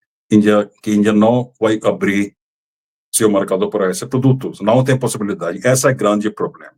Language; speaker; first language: Portuguese; non-native, fluent; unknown